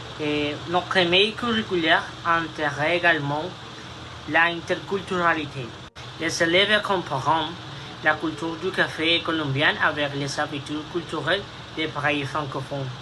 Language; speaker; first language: French; non-native, fluent; Spanish